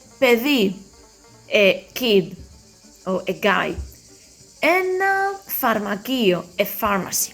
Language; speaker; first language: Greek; non-native, learner; Spanish